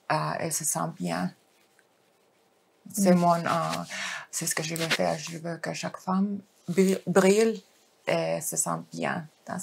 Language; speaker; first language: French; non-native, fluent; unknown